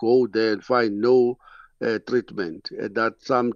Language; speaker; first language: English; non-native, local second language; Xhosa